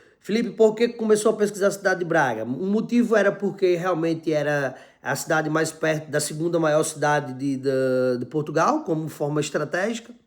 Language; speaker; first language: Portuguese; native; Portuguese